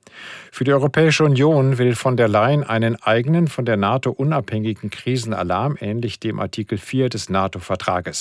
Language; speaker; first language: German; native; German